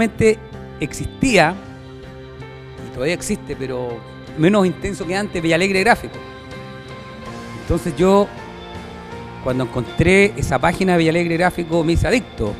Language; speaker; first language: Spanish; native; Spanish